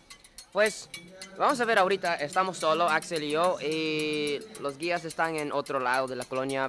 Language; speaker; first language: Spanish; non-native, fluent; Japanese